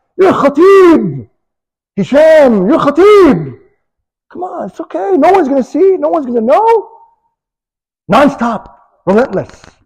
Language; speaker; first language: English; native; English